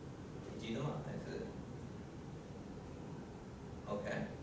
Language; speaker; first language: Chinese; non-native, learner; English